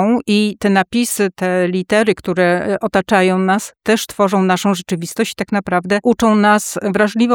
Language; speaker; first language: Polish; native; Polish